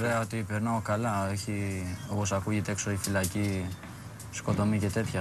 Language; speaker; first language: Greek; early bilingual, other home language; Albanian